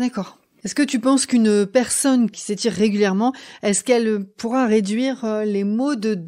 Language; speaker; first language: French; native; French